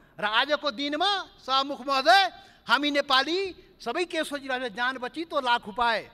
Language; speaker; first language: Nepali; non-native, local second language; Maithili